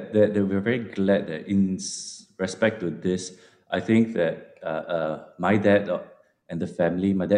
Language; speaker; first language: English; non-native, local second language; Min Nan Chinese